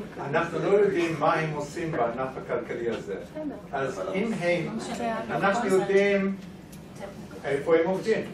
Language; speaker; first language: Hebrew; non-native, fluent; English